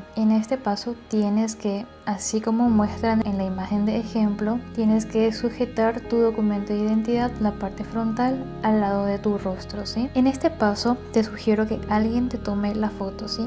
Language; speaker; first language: Spanish; native; Spanish